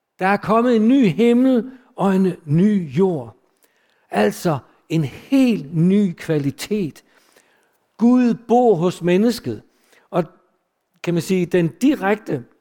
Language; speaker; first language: Danish; early bilingual, other home language; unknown